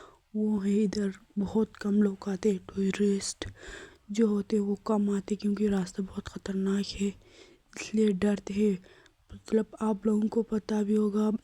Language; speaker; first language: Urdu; non-native, local second language; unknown